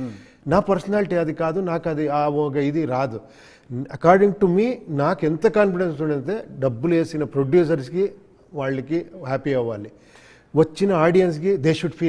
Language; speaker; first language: Telugu; non-native, learner; Kannada